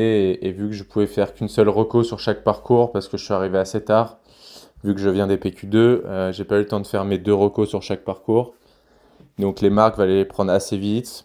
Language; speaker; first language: French; native; French